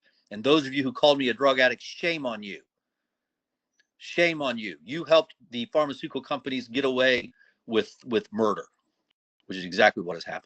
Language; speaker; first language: English; native; English